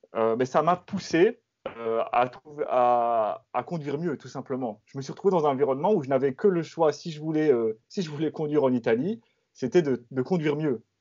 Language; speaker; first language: French; native; French